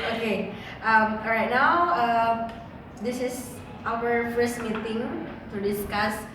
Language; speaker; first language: English; non-native, learner; Indonesian